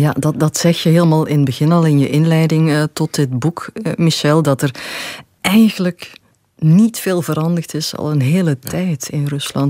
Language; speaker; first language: Dutch; native; Dutch